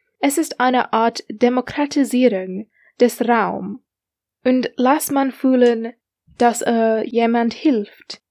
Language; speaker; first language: German; non-native, learner; English